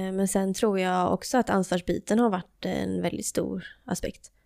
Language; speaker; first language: Swedish; native; Swedish